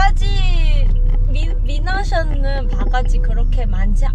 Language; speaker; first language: Korean; non-native, fluent; Vietnamese